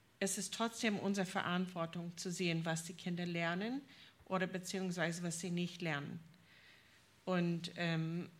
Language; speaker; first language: German; non-native, fluent; English